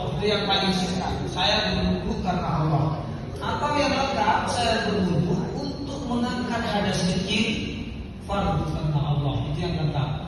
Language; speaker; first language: Indonesian; non-native, local second language; Madurese